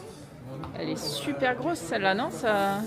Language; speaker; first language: French; native; French